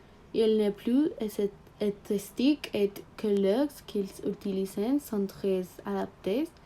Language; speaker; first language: French; non-native, learner; Spanish